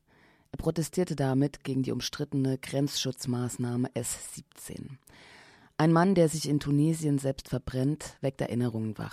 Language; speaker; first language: German; native; German